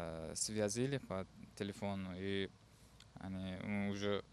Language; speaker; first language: Russian; non-native, learner; Uzbek